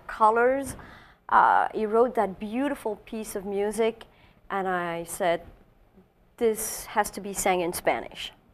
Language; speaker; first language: English; non-native, fluent; French